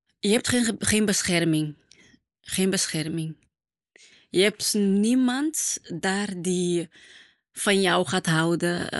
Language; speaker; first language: Dutch; non-native, fluent; Portuguese